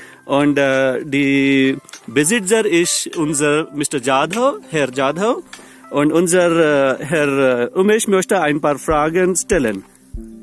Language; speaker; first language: German; non-native, learner; Marathi